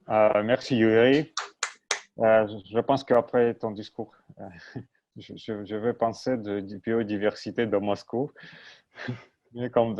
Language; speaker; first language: French; non-native, learner; Russian